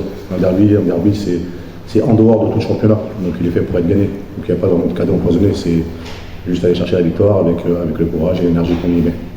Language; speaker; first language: French; native; French